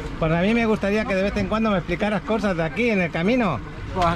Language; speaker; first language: Spanish; native; Spanish